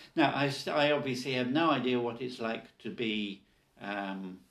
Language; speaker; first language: English; native; English